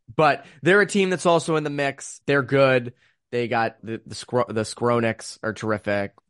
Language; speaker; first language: English; native; English